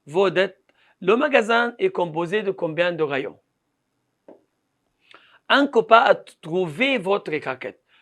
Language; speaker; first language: French; non-native, fluent; Arabic